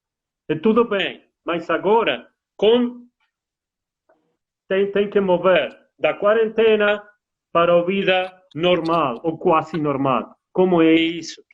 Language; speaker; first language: Portuguese; non-native, fluent; Spanish